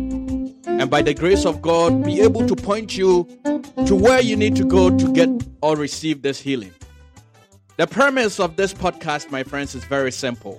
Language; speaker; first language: English; native; English